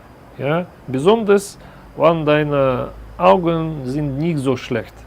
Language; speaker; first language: German; non-native, learner; Russian